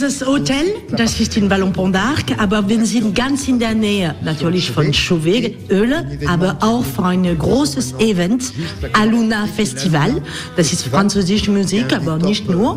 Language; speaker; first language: German; non-native, learner; French